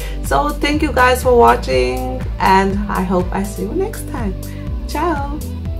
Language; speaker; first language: English; non-native, fluent; Macedonian